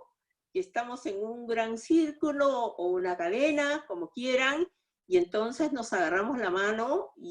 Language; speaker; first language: Spanish; native; Spanish